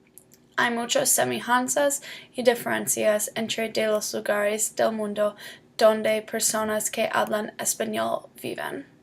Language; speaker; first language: Spanish; non-native, learner; English